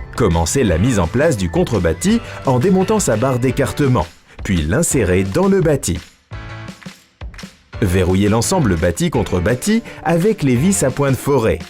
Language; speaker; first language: French; native; French